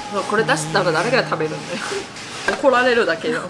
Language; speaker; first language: Japanese; non-native, fluent; Chinese